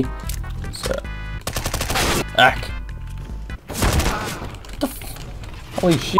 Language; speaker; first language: English; native; English